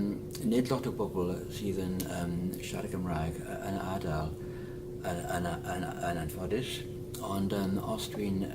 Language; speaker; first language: Welsh; non-native, learner; English